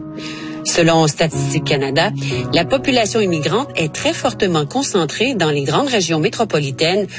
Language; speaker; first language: French; native; French